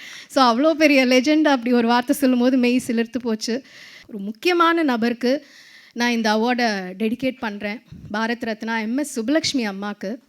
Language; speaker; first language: Tamil; native; Tamil